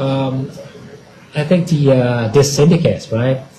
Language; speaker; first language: English; non-native, learner; Thai